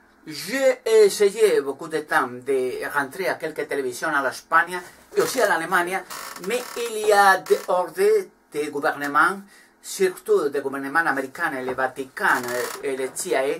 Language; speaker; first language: French; non-native, learner; Spanish